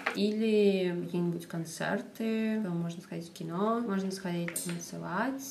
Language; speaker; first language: Russian; native; Russian